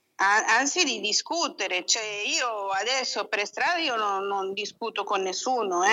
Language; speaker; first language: Italian; non-native, fluent; Spanish